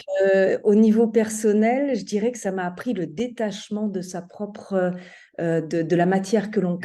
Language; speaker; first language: French; native; French